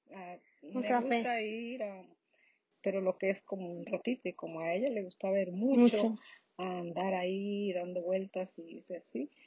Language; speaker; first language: Spanish; native; Spanish